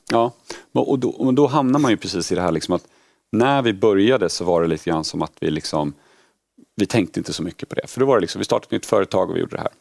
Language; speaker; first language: Swedish; early bilingual, other home language; Polish